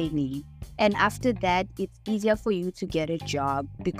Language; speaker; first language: English; non-native, local second language; Southern Sotho